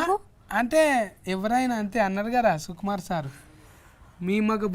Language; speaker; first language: Telugu; native; Telugu